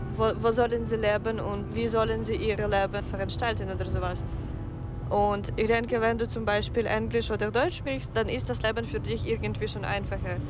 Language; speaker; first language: German; non-native, fluent; Ukrainian